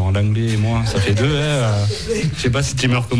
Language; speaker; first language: French; native; French